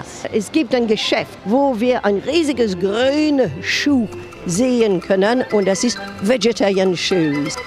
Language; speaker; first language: German; non-native, fluent; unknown